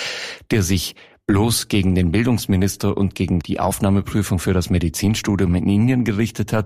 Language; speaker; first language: German; native; German